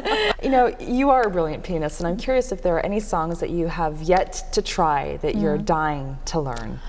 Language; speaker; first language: English; native; English